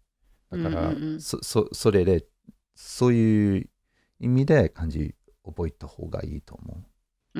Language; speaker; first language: Japanese; non-native, fluent; English